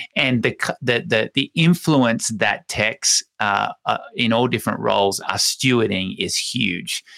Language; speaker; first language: English; native; English